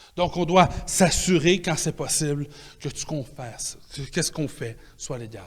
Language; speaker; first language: French; native; French